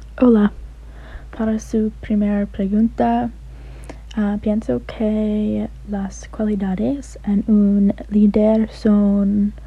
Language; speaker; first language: Spanish; non-native, learner; English